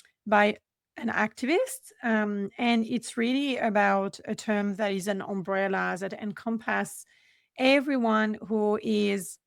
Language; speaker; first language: English; non-native, fluent; French